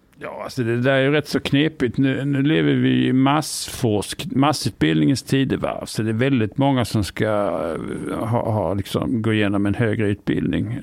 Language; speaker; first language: Swedish; native; Swedish